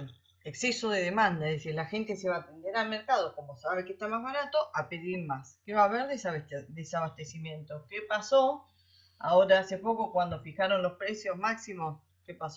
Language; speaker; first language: Spanish; native; Spanish